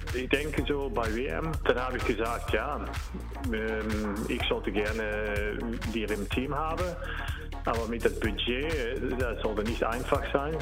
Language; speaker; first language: German; non-native, learner; Dutch